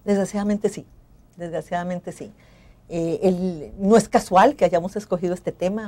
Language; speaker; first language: Spanish; native; Spanish